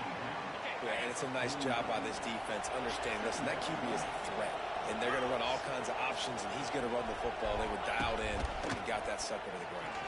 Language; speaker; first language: English; native; English